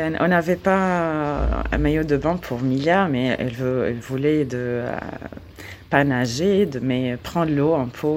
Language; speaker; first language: French; non-native, learner; Arabic